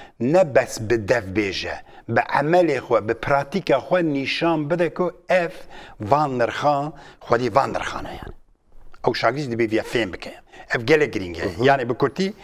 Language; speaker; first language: Kurdish; native; Kurdish